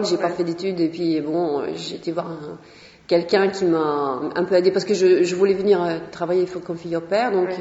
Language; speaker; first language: French; non-native, fluent; Swedish